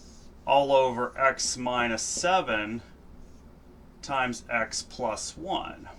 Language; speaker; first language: English; native; English